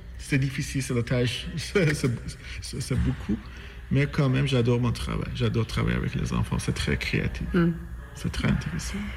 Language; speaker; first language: French; non-native, learner; Persian